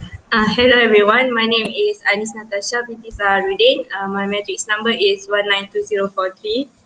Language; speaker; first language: English; non-native, local second language; Malay